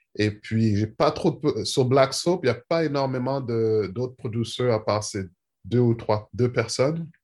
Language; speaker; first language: French; native; French